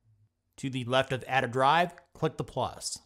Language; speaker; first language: English; native; English